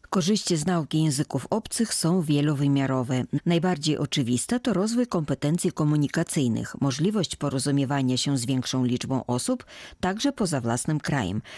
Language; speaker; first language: Polish; native; Polish